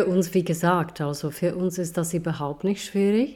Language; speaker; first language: German; non-native, fluent; Czech